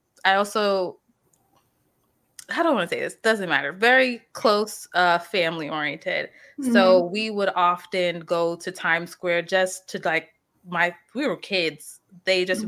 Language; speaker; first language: English; native; English